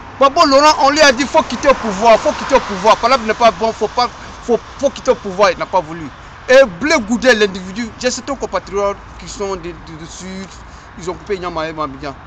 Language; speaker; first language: French; non-native, local second language; Dyula